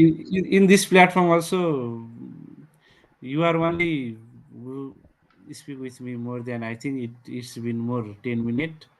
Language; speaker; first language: English; non-native, fluent; Nepali